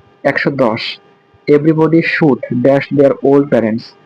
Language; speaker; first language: English; non-native, local second language; Bangla